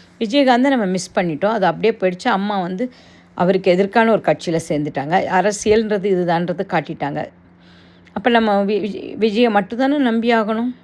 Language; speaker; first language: Tamil; non-native, local second language; Telugu